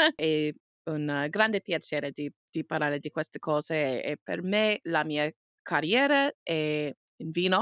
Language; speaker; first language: Italian; non-native, learner; English